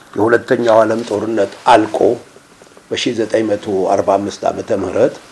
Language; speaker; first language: Amharic; native; Amharic